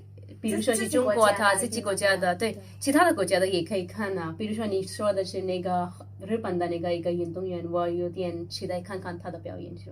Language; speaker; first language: Chinese; non-native, fluent; Urdu